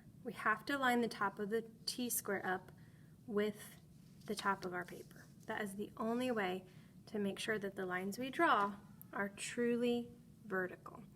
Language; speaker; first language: English; native; English